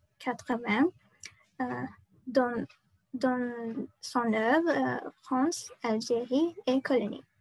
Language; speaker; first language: French; non-native, learner; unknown